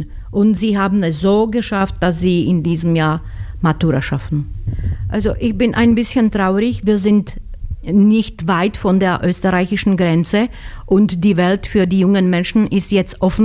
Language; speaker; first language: German; non-native, fluent; Slovak